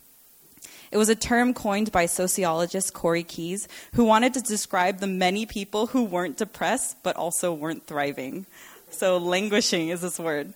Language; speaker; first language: English; native; English